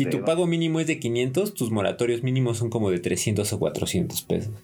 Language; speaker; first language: Spanish; native; Spanish